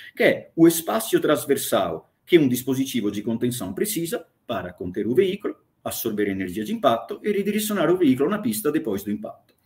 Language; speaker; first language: Portuguese; non-native, fluent; Italian